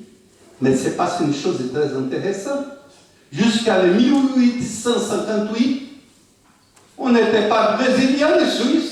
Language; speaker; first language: French; non-native, fluent; Portuguese